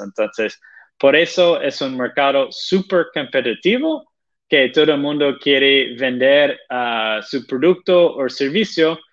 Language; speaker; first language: Spanish; non-native, fluent; Portuguese